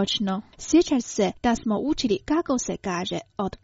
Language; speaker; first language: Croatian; non-native, fluent; Chinese